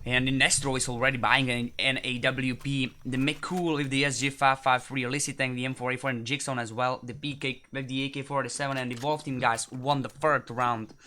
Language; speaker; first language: English; non-native, fluent; Czech